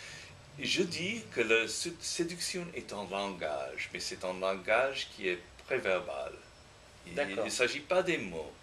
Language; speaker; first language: French; non-native, fluent; English